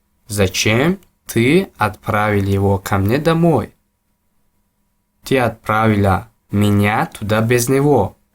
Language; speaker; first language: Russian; non-native, local second language; Tajik